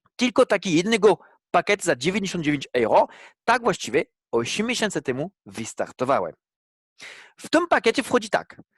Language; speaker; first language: Polish; non-native, fluent; French